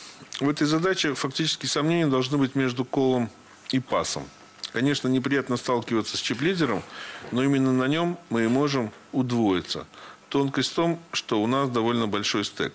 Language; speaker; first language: Russian; native; Russian